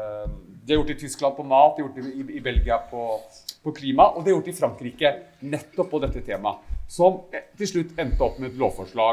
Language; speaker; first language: Norwegian; native; Norwegian